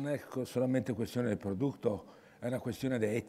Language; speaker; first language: Spanish; non-native, learner; Italian